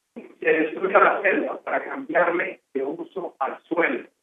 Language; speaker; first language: Spanish; native; Spanish